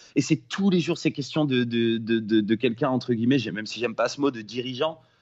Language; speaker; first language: French; native; French